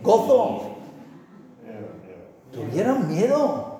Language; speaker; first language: Spanish; non-native, fluent; English